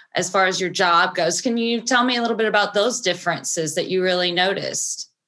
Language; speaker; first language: English; early bilingual, other home language; Portuguese